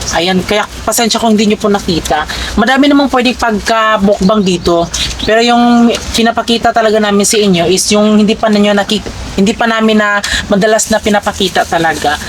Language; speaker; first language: Filipino; non-native, local second language; Cebuano